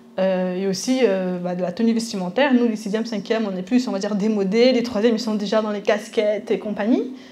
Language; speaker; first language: French; early bilingual, other home language; Spanish